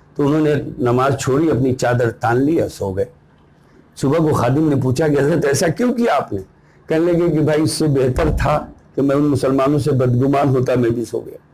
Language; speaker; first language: Urdu; native; Urdu